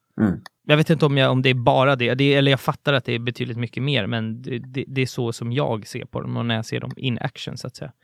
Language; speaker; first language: Swedish; native; Swedish